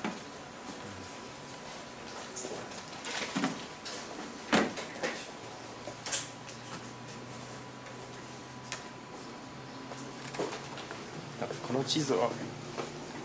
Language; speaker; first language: Japanese; non-native, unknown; English